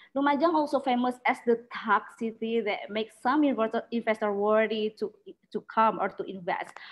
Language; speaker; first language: English; non-native, learner; Indonesian